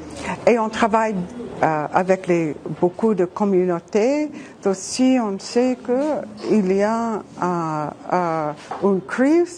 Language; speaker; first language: French; non-native, fluent; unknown